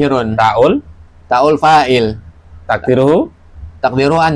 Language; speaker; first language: Arabic; non-native, learner; Indonesian